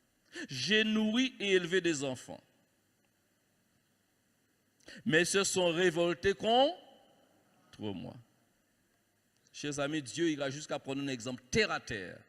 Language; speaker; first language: French; native; French